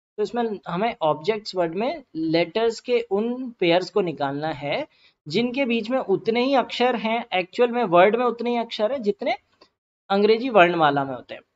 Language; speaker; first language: Hindi; native; Hindi